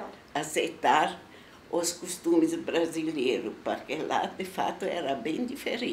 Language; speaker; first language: Portuguese; non-native, fluent; Slovenian